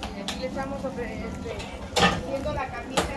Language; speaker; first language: Spanish; native; Spanish